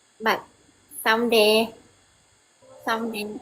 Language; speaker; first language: English; non-native, learner; Thai